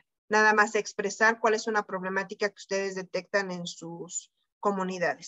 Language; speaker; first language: Spanish; native; Spanish